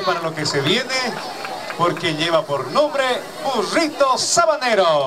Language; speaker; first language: Spanish; native; Spanish